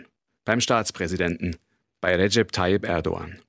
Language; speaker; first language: German; native; German